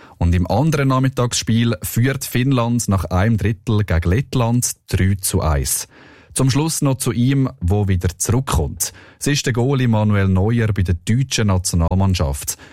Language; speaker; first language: German; native; German